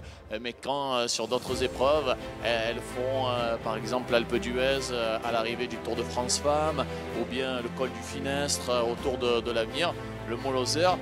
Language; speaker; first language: French; native; French